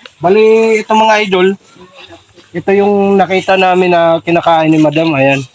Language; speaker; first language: Filipino; native; Filipino